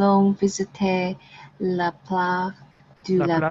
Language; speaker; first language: French; non-native, learner; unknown